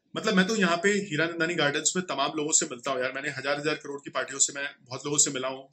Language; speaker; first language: Hindi; native; Hindi